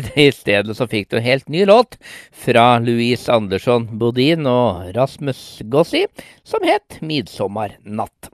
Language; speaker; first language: Norwegian; native; Norwegian